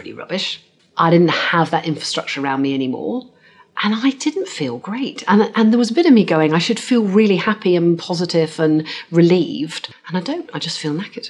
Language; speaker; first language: English; native; English